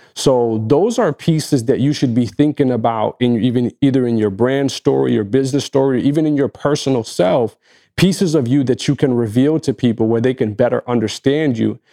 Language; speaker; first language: English; non-native, fluent; Arabic